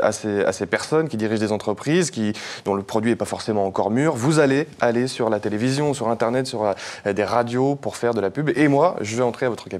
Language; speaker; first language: French; native; French